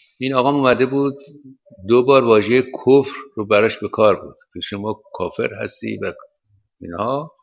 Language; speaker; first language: Persian; native; Persian